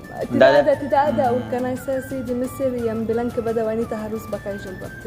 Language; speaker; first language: Indonesian; non-native, fluent; Arabic